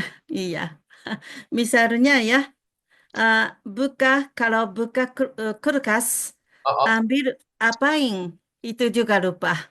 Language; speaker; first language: Indonesian; non-native, learner; Japanese